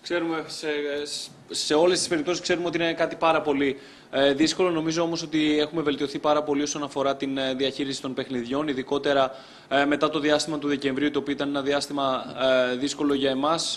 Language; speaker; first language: Greek; native; Greek